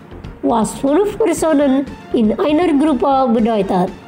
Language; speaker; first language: German; non-native, fluent; Indonesian